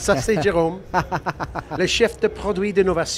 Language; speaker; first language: French; non-native, learner; English